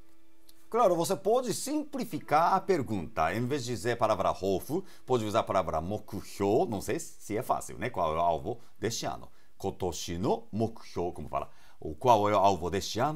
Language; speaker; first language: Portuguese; non-native, fluent; Japanese